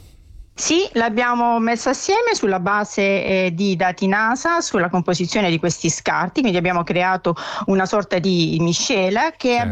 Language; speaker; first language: Italian; native; Italian